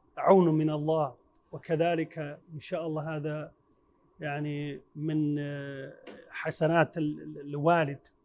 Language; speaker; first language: Arabic; non-native, fluent; Chinese